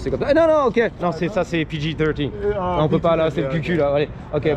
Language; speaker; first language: French; native; French